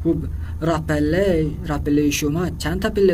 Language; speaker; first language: Persian; non-native, fluent; Urdu